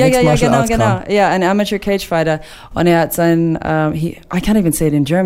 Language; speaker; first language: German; non-native, fluent; English